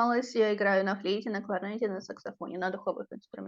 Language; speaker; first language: Russian; non-native, fluent; Czech